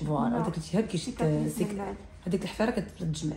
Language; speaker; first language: Arabic; native; Arabic